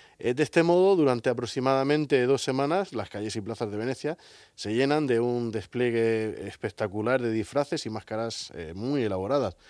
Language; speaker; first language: Spanish; native; Spanish